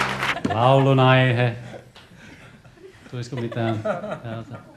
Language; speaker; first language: Finnish; native; Finnish